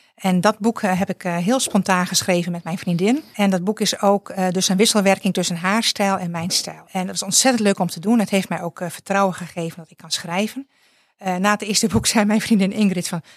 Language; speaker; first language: Dutch; native; Dutch